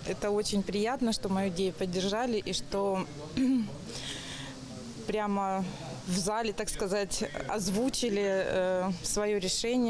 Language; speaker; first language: Russian; native; Russian